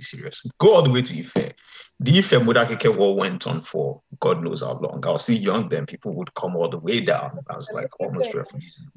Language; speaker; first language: English; non-native, local second language; Yoruba